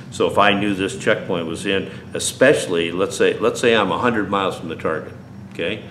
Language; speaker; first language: English; native; English